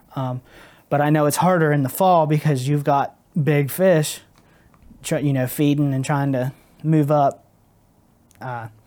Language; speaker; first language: English; native; English